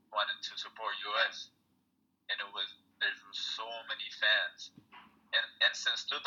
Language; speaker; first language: English; non-native, fluent; Amharic